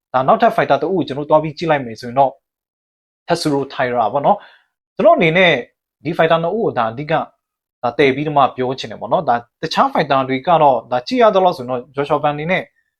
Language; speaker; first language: Burmese; native; Burmese